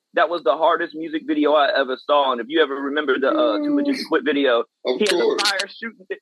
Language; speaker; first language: English; native; English